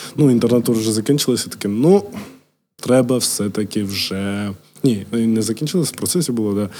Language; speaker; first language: Ukrainian; non-native, local second language; Russian